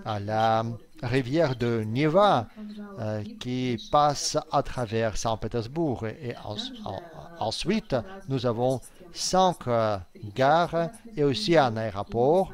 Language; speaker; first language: French; non-native, fluent; Russian